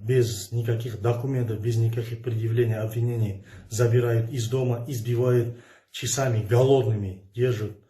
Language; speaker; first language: Russian; non-native, local second language; Kazakh